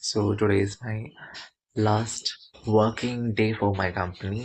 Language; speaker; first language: English; non-native, local second language; Malayalam